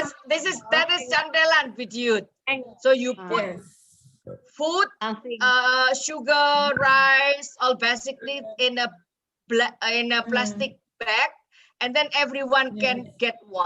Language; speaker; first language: English; non-native, fluent; Indonesian